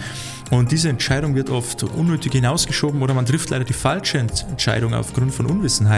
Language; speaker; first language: German; native; German